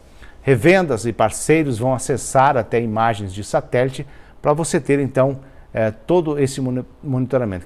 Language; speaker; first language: Portuguese; native; Portuguese